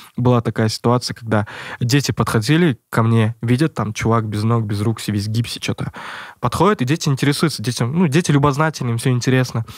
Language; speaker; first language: Russian; native; Russian